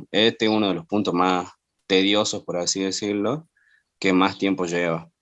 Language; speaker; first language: Spanish; native; Spanish